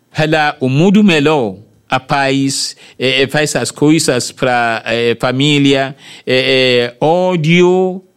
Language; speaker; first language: Portuguese; non-native, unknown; Yoruba